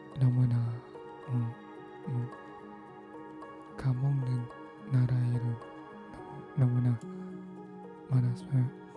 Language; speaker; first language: Korean; non-native, learner; Filipino